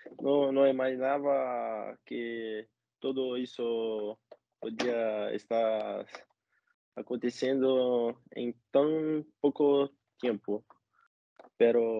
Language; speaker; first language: Spanish; non-native, learner; Portuguese